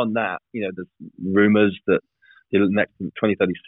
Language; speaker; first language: English; native; English